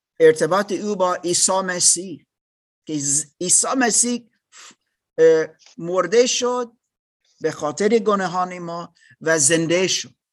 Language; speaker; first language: Persian; non-native, learner; English